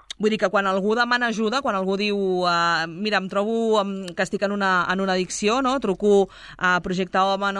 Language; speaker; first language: Catalan; native; Catalan